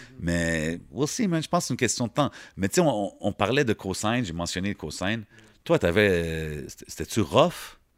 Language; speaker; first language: French; early bilingual, other home language; Arabic